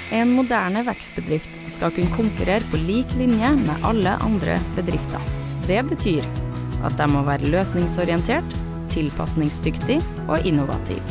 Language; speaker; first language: Norwegian; native; Norwegian